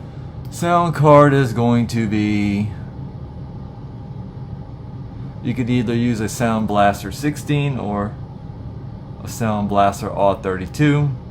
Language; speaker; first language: English; native; English